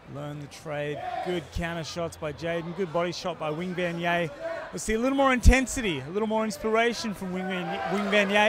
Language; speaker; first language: English; native; English